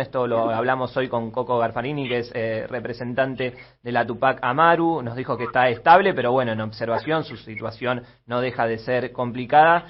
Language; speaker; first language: Spanish; native; Spanish